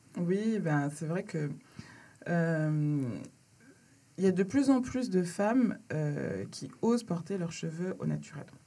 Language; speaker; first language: French; early bilingual, other home language; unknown